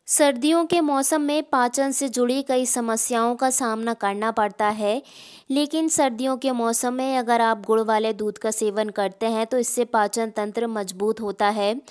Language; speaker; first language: Hindi; native; Hindi